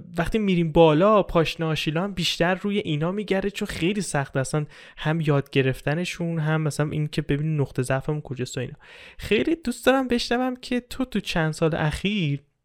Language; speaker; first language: Persian; native; Persian